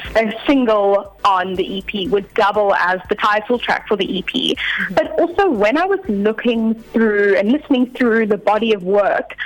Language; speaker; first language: English; native; English